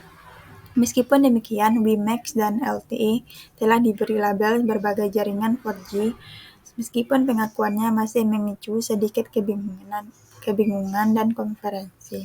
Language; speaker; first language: Indonesian; native; Indonesian